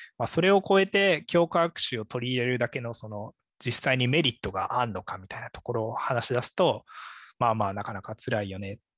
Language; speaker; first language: Japanese; native; Japanese